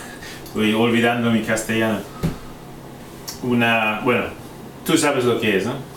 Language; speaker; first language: Spanish; non-native, fluent; English